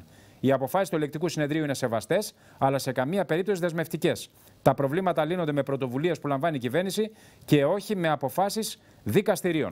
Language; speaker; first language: Greek; native; Greek